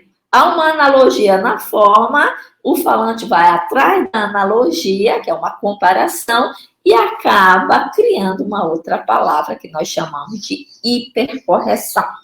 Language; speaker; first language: Portuguese; native; Portuguese